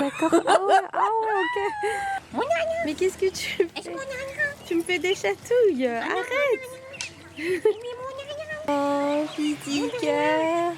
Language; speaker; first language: French; native; French